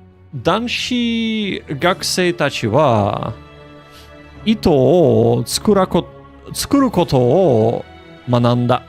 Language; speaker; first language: Japanese; non-native, learner; English